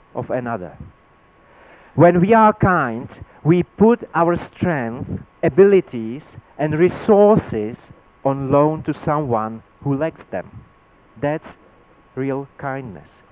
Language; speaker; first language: English; non-native, fluent; Czech